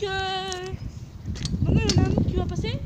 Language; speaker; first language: French; native; French